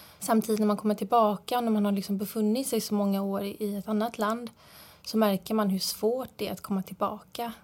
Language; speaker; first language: Swedish; native; Swedish